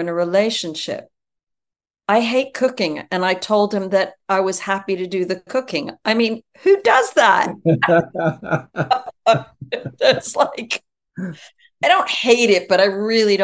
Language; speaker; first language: English; native; English